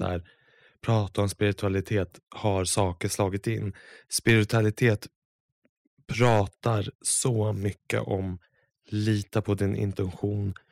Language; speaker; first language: Swedish; native; Swedish